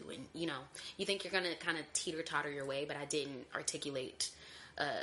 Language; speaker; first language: English; native; English